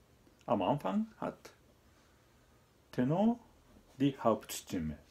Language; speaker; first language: German; non-native, learner; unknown